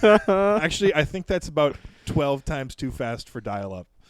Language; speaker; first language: English; native; English